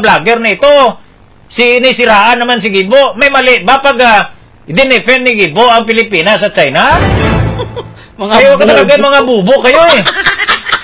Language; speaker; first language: Filipino; non-native, local second language; Hiligaynon